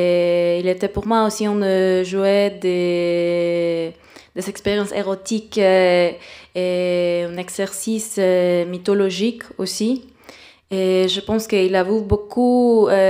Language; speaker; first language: French; non-native, fluent; Spanish